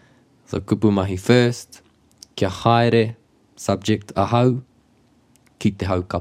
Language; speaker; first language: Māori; non-native, local second language; English